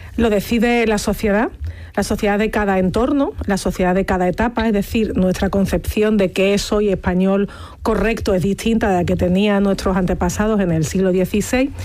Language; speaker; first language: Spanish; native; Spanish